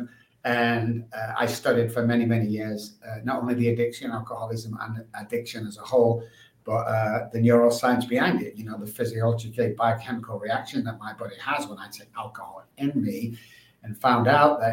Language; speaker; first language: English; native; English